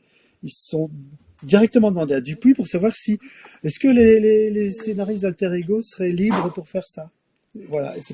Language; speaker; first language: French; native; French